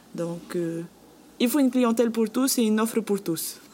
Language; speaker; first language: French; native; French